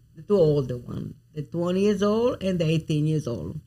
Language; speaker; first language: English; non-native, fluent; Italian